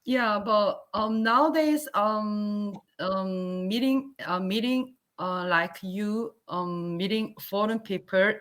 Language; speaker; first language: English; non-native, learner; Korean